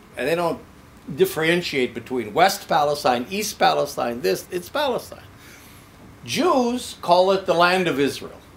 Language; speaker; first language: English; native; English